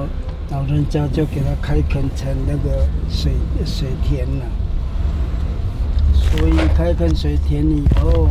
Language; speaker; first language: Chinese; non-native, local second language; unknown